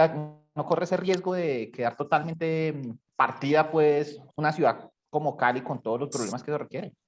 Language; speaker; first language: Spanish; native; Spanish